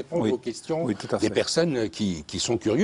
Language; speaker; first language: French; native; French